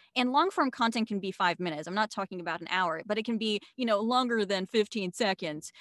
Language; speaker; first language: English; non-native, fluent; German